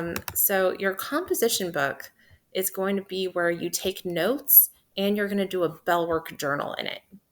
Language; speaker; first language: English; native; English